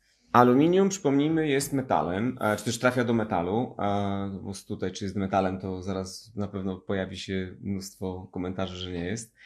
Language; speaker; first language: Polish; native; Polish